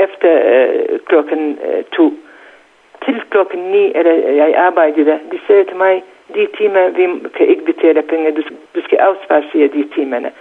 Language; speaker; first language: Danish; non-native, learner; Central Kurdish